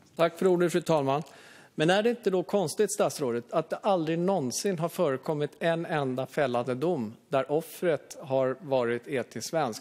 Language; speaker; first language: Swedish; native; Swedish